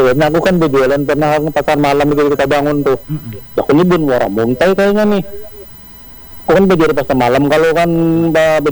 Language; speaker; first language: Indonesian; non-native, local second language; Banjar